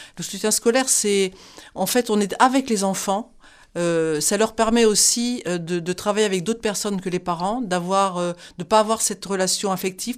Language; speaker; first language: French; native; French